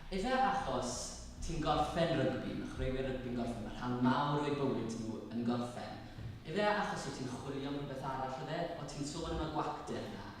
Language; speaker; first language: Welsh; native; Welsh